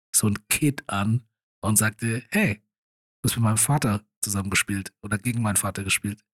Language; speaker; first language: German; native; German